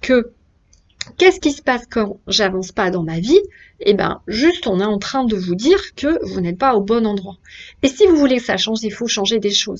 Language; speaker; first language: French; native; French